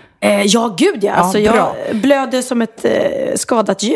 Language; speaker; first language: Swedish; native; Swedish